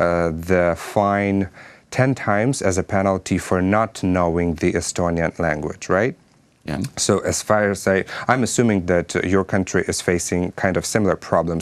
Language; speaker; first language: English; non-native, fluent; Ukrainian